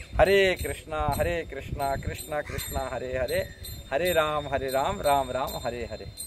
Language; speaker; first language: Hindi; non-native, local second language; Odia